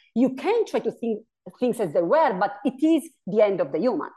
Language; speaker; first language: English; non-native, fluent; Italian